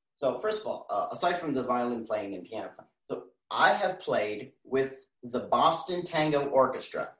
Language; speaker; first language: English; early bilingual, other home language; Russian